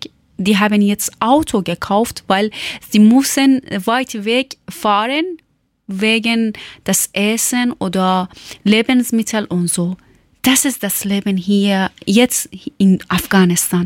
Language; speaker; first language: German; non-native, learner; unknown